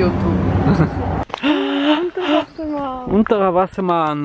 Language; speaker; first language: English; non-native, learner; Czech